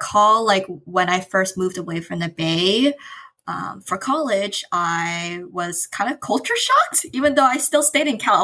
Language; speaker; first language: English; native; English